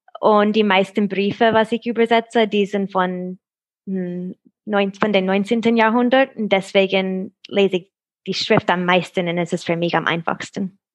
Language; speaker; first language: German; non-native, fluent; English